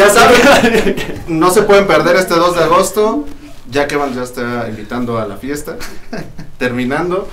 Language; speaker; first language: Spanish; native; Spanish